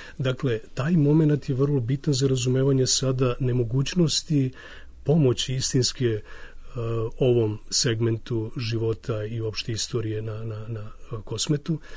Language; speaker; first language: Serbian; native; Serbian